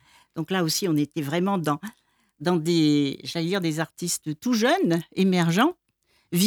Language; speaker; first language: French; native; French